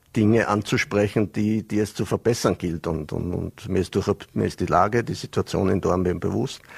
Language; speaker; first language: German; native; German